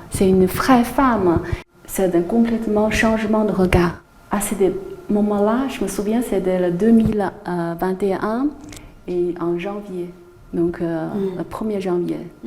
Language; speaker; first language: French; non-native, fluent; Chinese